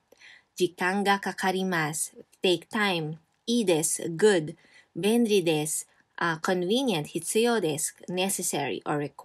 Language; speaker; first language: Japanese; non-native, fluent; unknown